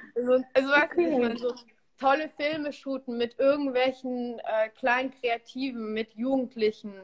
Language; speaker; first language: German; early bilingual, other home language; Polish